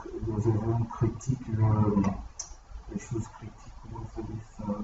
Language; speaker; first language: French; non-native, learner; Portuguese